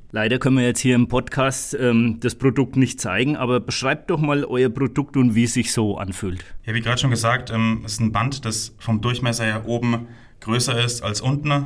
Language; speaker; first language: German; native; German